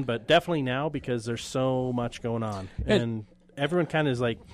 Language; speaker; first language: English; native; English